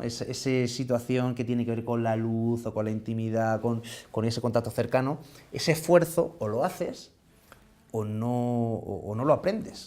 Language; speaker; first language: Spanish; native; Spanish